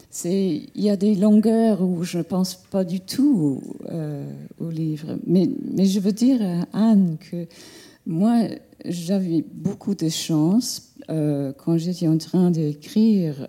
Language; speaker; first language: French; non-native, fluent; English